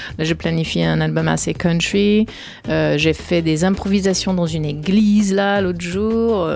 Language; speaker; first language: French; non-native, fluent; English